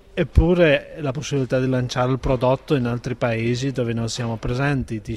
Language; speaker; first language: Italian; non-native, fluent; Spanish